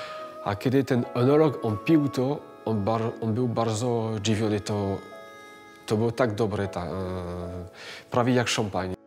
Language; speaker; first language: Polish; early bilingual, heritage; French